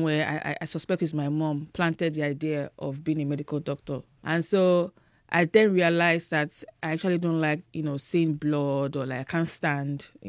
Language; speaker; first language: English; non-native, local second language; Yoruba